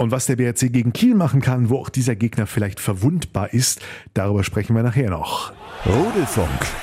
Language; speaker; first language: German; native; German